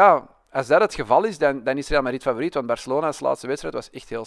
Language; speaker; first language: Dutch; native; Dutch